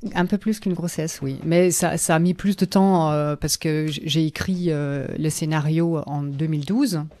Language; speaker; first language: French; non-native, fluent; German